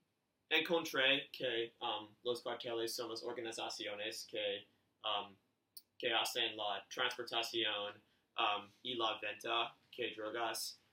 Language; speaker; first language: Spanish; non-native, learner; English